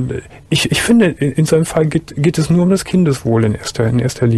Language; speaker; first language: German; native; German